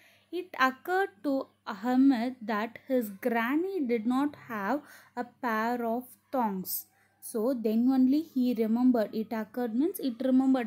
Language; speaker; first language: English; non-native, local second language; Tamil